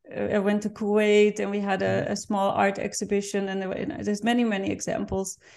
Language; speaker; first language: English; non-native, fluent; Dutch